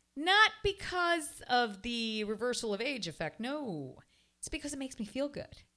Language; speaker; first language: English; native; English